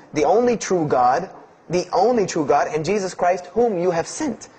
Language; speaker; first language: English; native; English